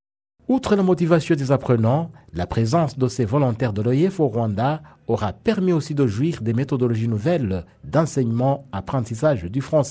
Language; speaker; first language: French; non-native, local second language; Kinyarwanda